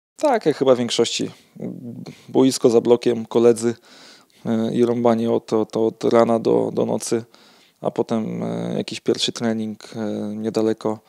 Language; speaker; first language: Polish; native; Polish